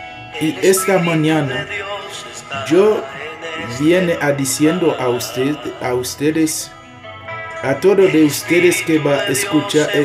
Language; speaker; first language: Spanish; non-native, learner; Haitian Creole